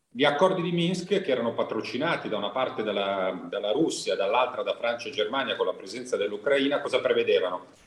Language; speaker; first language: Italian; native; Italian